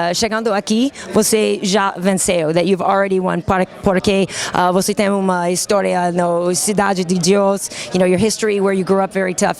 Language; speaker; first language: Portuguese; non-native, learner; English